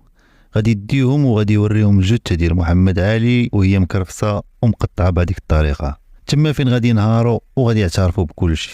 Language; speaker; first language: Arabic; native; Arabic